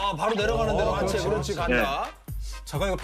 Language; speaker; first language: Korean; native; Korean